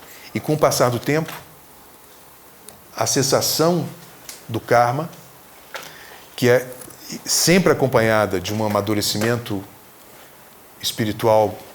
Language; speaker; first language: Portuguese; native; Portuguese